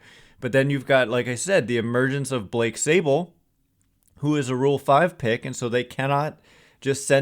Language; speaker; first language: English; native; English